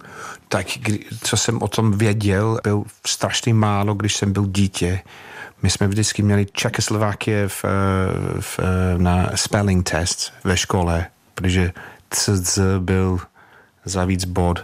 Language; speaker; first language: Czech; non-native, fluent; English